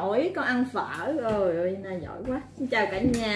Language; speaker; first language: Vietnamese; native; Vietnamese